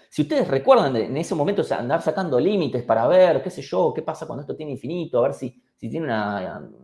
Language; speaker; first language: Spanish; native; Spanish